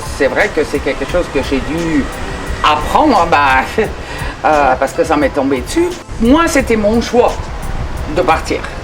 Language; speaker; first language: French; non-native, fluent; German